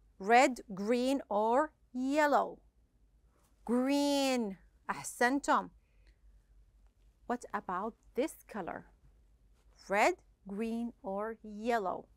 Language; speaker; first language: English; non-native, fluent; Arabic